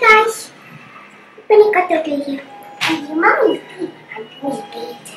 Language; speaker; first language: Dutch; early bilingual, heritage; Dutch